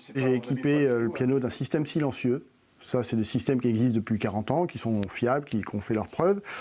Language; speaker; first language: French; native; French